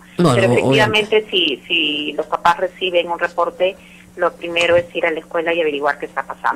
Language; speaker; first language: Spanish; native; Spanish